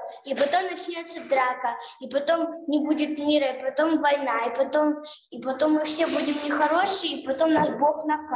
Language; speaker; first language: Russian; early bilingual, heritage; Russian